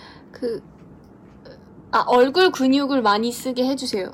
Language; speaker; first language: Korean; early bilingual, heritage; Korean